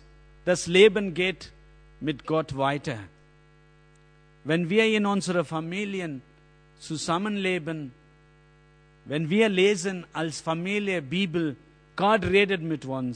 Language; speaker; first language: German; non-native, learner; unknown